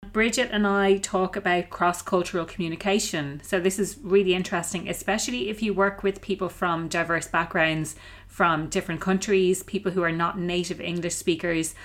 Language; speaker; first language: English; native; English